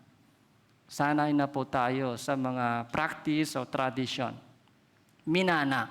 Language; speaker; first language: Filipino; non-native, fluent; Korean